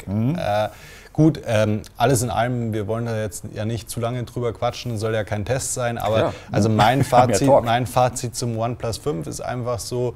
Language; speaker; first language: German; native; German